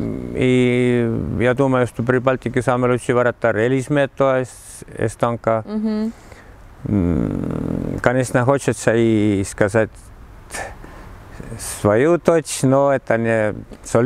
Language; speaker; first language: Russian; non-native, learner; Estonian